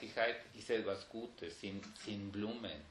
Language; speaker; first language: German; non-native, fluent; Spanish